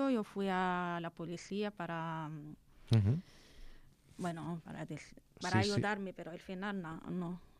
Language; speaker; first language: Spanish; non-native, learner; Arabic